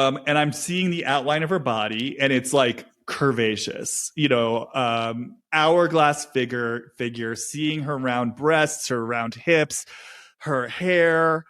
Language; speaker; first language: English; native; English